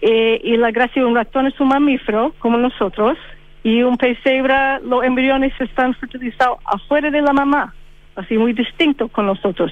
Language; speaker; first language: Spanish; non-native, fluent; English